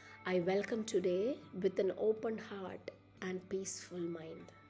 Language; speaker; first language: English; non-native, local second language; Malayalam